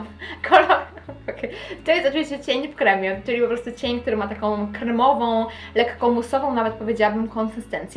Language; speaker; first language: Polish; native; Polish